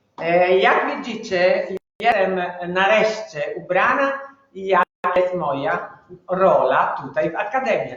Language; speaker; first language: Polish; non-native, learner; Italian